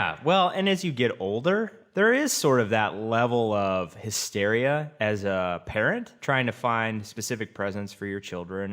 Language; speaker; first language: English; native; English